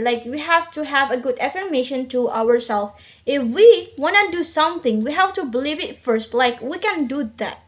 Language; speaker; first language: English; non-native, learner; Indonesian